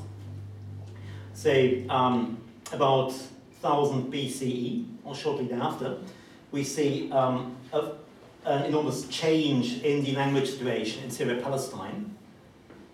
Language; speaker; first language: English; non-native, fluent; German